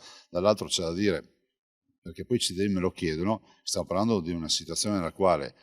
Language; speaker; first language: Italian; native; Italian